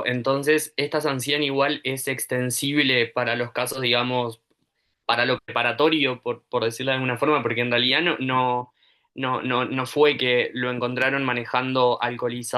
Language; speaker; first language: Spanish; native; Spanish